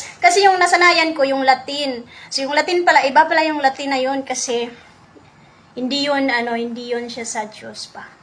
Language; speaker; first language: Filipino; non-native, local second language; Cebuano